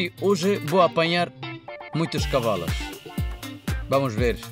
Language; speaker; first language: Portuguese; non-native, learner; Bangla